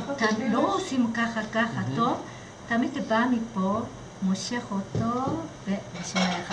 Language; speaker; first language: Hebrew; non-native, fluent; Russian